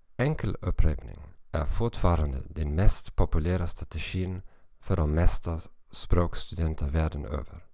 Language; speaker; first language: Swedish; non-native, fluent; German